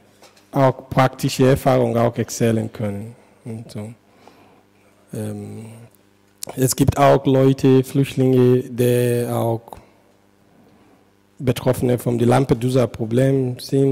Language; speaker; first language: German; non-native, learner; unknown